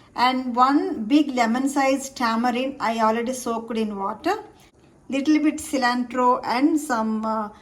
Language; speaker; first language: English; non-native, local second language; Telugu